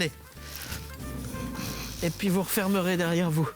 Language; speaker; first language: French; native; French